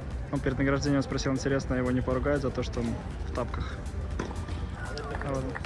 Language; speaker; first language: Russian; native; Russian